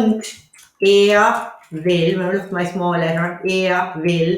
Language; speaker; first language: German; non-native, fluent; English